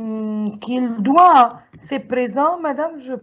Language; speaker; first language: French; non-native, learner; Arabic